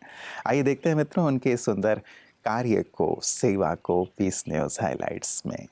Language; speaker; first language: Hindi; native; Hindi